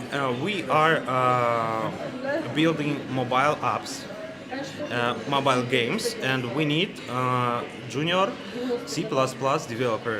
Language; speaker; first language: English; non-native, learner; Russian